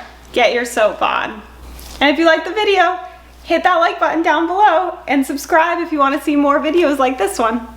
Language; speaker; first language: English; native; English